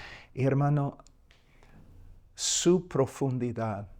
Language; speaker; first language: Spanish; non-native, fluent; English